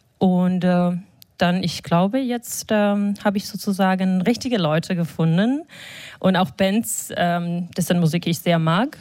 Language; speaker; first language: German; non-native, fluent; Georgian